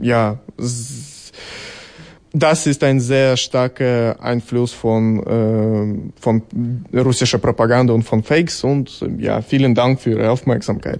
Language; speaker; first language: German; non-native, learner; Ukrainian